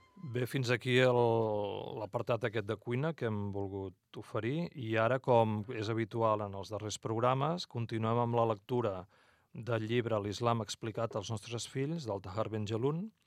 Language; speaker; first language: Catalan; native; Catalan